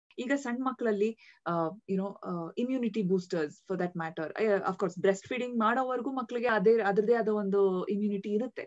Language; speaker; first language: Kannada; native; Kannada